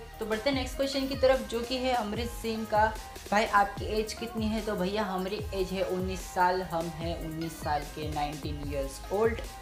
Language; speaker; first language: Hindi; native; Hindi